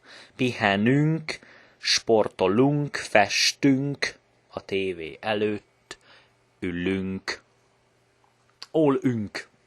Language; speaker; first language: Hungarian; non-native, learner; English